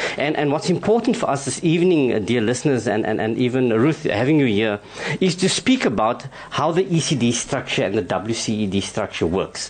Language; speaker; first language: English; non-native, local second language; Afrikaans